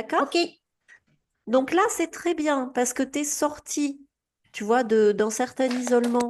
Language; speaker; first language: French; native; French